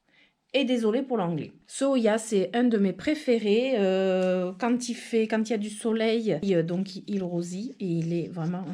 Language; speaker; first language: French; native; French